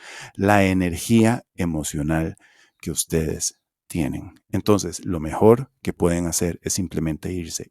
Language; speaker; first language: Spanish; native; Spanish